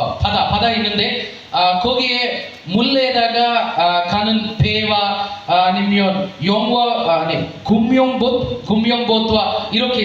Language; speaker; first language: Korean; non-native, learner; Telugu